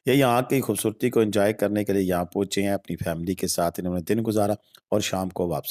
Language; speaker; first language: Hindi; non-native, local second language; Punjabi